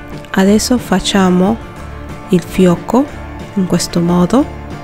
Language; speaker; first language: Italian; non-native, fluent; Spanish